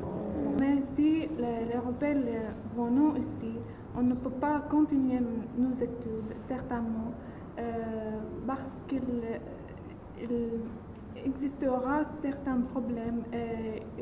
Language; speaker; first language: French; non-native, learner; Arabic